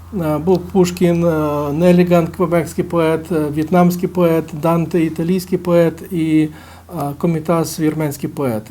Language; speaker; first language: Ukrainian; native; Ukrainian